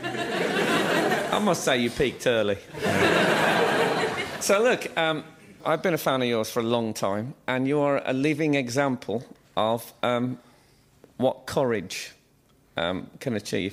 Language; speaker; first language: English; native; English